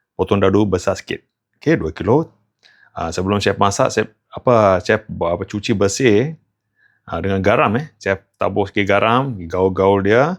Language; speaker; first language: Malay; non-native, local second language; Tamil